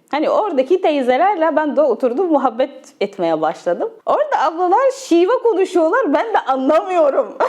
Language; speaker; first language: Turkish; non-native, fluent; Arabic